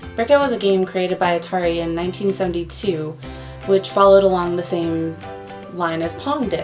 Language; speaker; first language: English; native; English